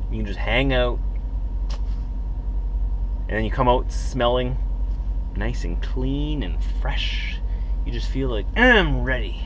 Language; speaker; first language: English; native; English